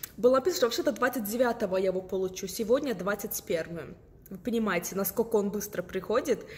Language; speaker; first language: Russian; early bilingual, heritage; Russian